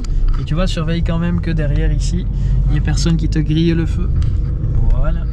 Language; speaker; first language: French; native; French